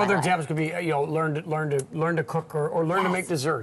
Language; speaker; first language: English; native; English